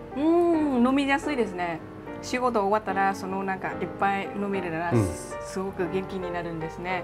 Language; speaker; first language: Japanese; non-native, learner; Chinese